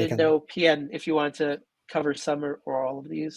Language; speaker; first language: English; native; English